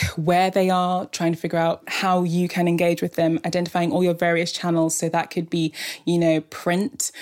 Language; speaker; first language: English; native; English